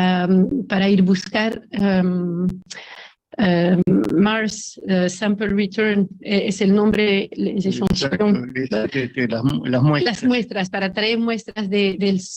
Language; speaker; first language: Spanish; non-native, fluent; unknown